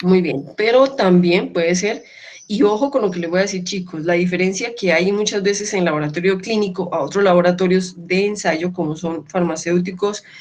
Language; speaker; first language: Spanish; native; Spanish